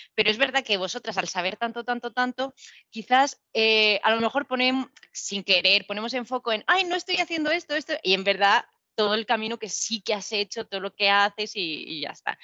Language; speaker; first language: Spanish; native; Spanish